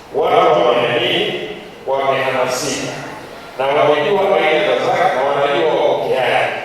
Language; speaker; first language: Swahili; native; Swahili